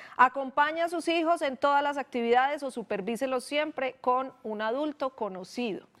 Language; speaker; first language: Spanish; native; Spanish